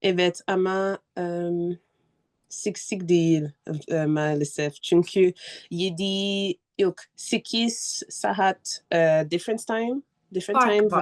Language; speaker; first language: Turkish; non-native, learner; French